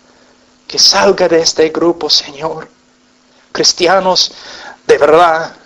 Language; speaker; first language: Spanish; non-native, fluent; English